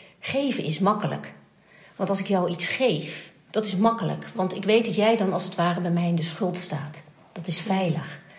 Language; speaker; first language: Dutch; native; Dutch